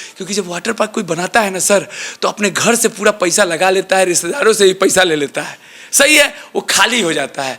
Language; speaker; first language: Hindi; native; Hindi